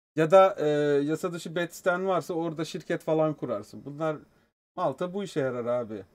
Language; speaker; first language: Turkish; native; Turkish